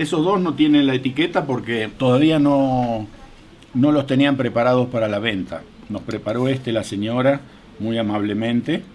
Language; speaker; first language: Spanish; native; Spanish